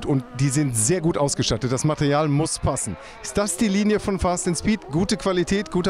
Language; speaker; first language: German; native; German